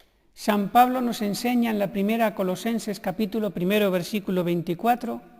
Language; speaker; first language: Spanish; native; Spanish